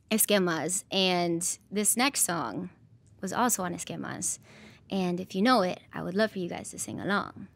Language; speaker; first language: English; native; English